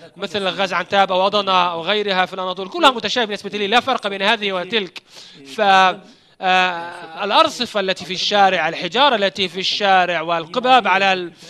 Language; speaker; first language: Arabic; non-native, fluent; Turkish